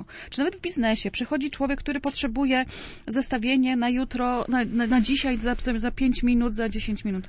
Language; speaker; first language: Polish; native; Polish